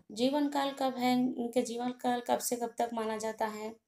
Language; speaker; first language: Hindi; non-native, local second language; Telugu